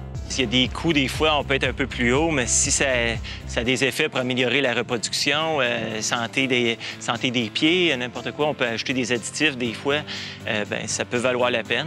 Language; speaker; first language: French; native; French